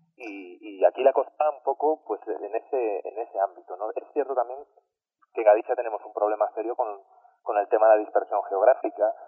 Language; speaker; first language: Spanish; native; Spanish